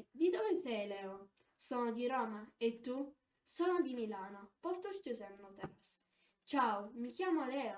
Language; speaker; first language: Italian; non-native, fluent; Polish